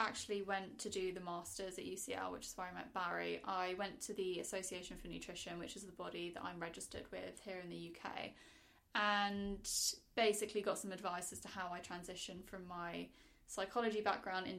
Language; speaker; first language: English; native; English